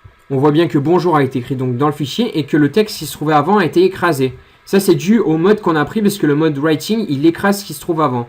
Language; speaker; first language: French; native; French